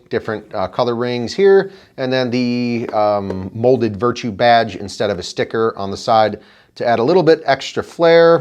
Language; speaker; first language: English; native; English